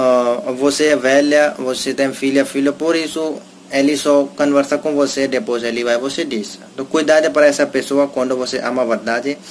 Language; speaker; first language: Portuguese; non-native, learner; Hindi